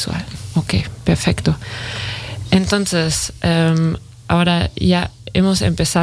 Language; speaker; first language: Spanish; non-native, fluent; German